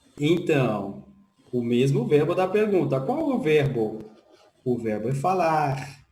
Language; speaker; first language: Portuguese; non-native, fluent; Spanish